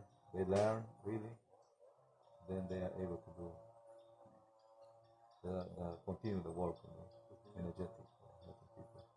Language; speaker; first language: English; non-native, learner; Spanish